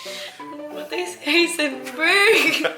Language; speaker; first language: English; non-native, local second language; Cebuano